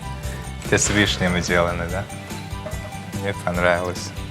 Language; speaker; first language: Russian; non-native, learner; Turkmen